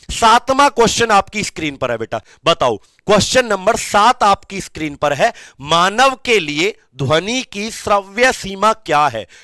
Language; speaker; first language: Hindi; native; Hindi